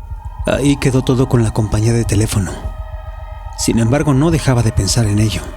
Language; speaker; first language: Spanish; native; Spanish